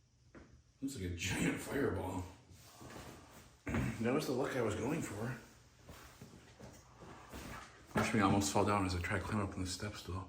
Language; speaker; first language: English; native; English